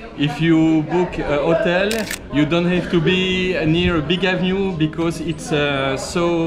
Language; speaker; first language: English; non-native, learner; French